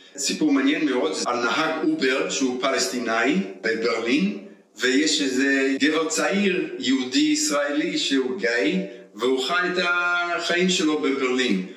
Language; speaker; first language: Hebrew; early bilingual, heritage; Hebrew